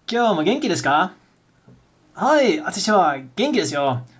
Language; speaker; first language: Japanese; non-native, learner; English